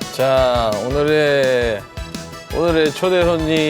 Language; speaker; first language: Korean; native; Korean